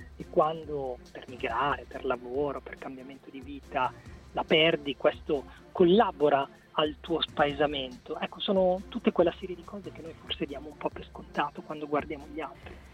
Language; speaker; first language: Italian; native; Italian